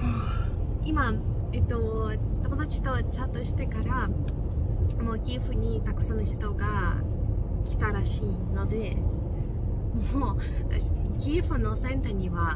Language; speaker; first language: Japanese; non-native, fluent; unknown